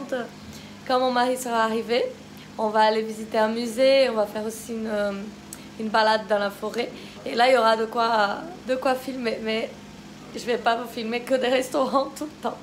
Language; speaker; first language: French; non-native, fluent; Portuguese